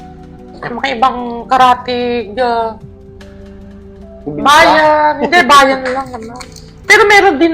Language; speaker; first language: Filipino; non-native, local second language; Iloko